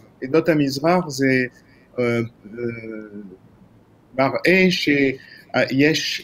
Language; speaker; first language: Hebrew; non-native, fluent; French